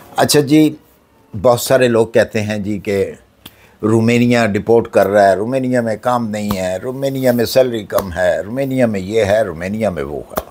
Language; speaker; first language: Urdu; non-native, local second language; Punjabi